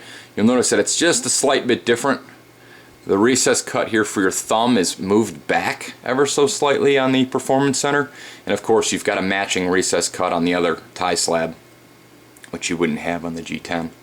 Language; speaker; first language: English; native; English